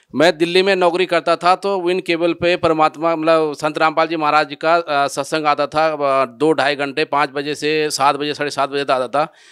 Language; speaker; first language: Hindi; native; Hindi